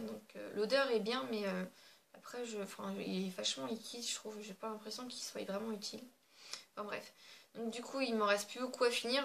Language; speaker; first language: French; native; French